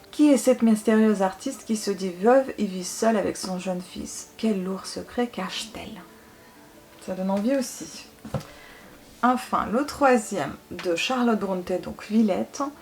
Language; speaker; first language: French; non-native, fluent; Russian